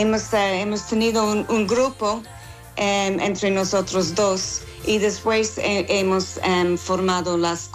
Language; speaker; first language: Spanish; non-native, learner; English